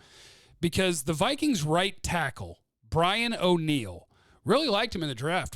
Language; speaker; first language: English; native; English